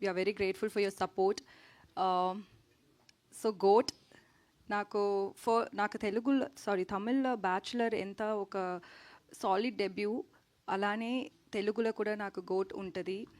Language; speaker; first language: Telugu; non-native, learner; Tamil